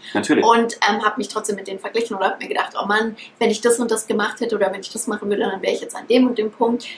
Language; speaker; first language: German; native; German